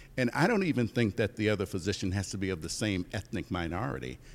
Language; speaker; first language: English; native; English